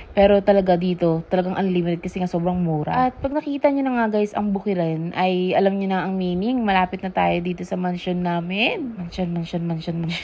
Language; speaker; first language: Filipino; native; Filipino